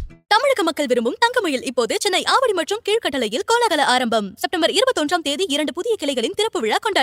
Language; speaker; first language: Tamil; native; Tamil